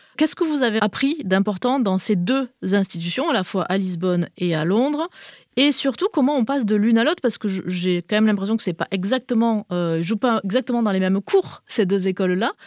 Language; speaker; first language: French; native; French